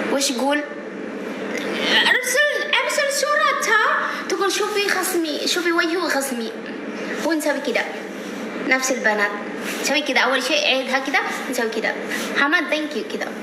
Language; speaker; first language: Arabic; non-native, learner; Indonesian